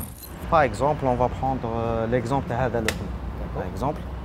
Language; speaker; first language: French; non-native, local second language; Arabic